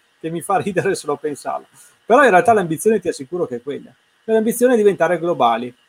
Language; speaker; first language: Italian; native; Italian